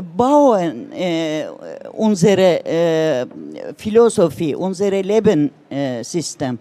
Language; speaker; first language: German; non-native, learner; Turkish